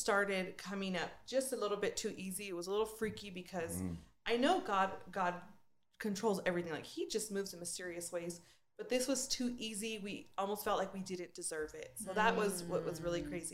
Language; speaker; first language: English; native; English